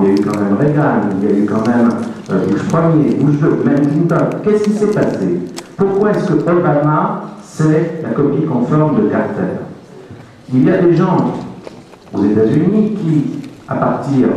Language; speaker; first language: French; native; French